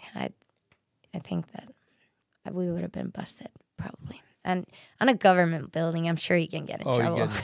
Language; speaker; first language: English; non-native, fluent; Icelandic